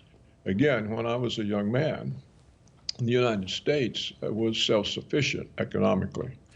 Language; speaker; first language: English; native; English